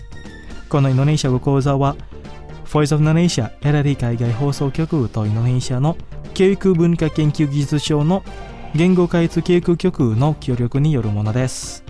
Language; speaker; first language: Japanese; non-native, fluent; Indonesian